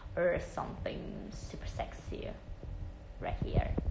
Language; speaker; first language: English; non-native, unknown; Italian